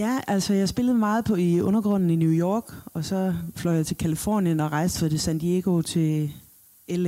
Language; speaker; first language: Danish; native; Danish